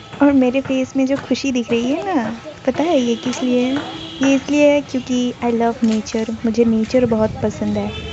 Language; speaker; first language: Hindi; non-native, local second language; Assamese